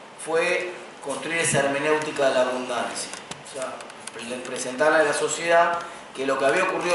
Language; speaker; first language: Spanish; native; Spanish